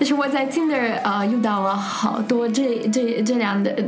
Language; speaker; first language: Chinese; non-native, fluent; Russian